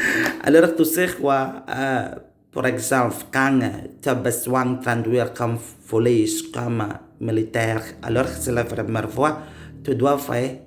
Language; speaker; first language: French; non-native, learner; Indonesian